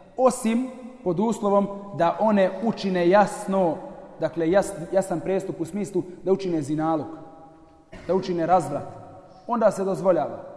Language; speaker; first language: Bosnian; native; Bosnian